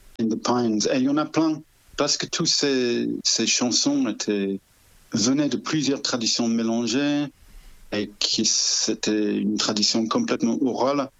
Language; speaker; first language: French; non-native, fluent; English